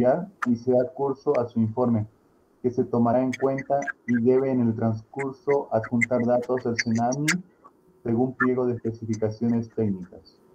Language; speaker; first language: Spanish; native; Spanish